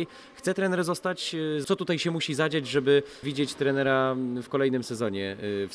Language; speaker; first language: Polish; native; Polish